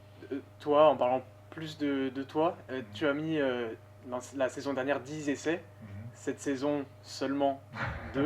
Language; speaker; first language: French; native; French